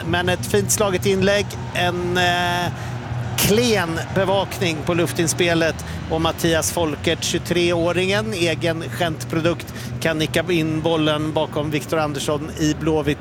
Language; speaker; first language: Swedish; native; Swedish